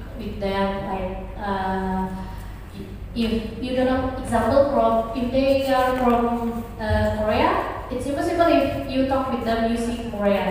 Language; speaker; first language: English; non-native, fluent; Indonesian